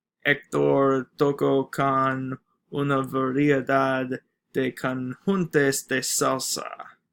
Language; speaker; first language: Spanish; non-native, learner; English